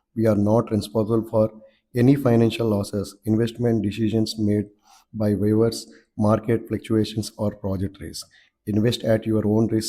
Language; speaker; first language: English; non-native, local second language; Telugu